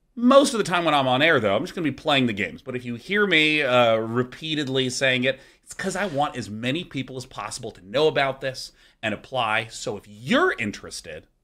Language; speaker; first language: English; native; English